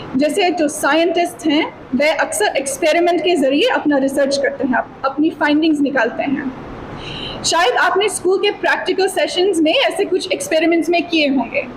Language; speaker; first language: Hindi; non-native, fluent; English